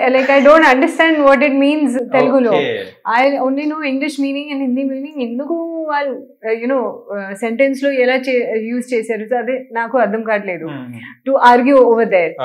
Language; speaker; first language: Telugu; non-native, learner; Hindi